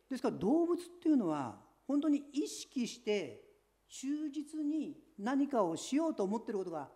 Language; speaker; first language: Japanese; native; Japanese